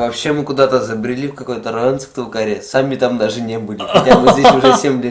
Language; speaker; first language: Russian; native; Russian